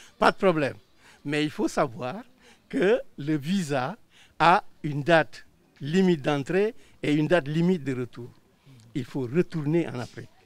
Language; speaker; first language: French; non-native, local second language; Wolof